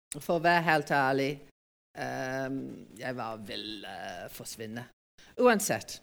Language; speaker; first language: Norwegian; non-native, fluent; English